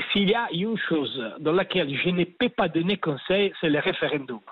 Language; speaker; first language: French; non-native, fluent; Italian